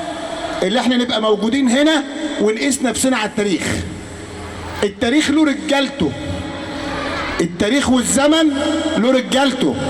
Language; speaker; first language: Arabic; native; Arabic